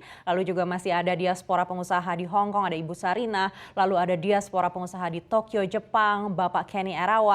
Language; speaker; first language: Indonesian; native; Indonesian